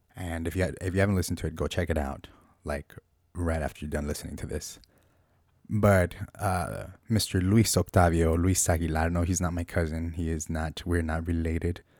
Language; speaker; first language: English; native; English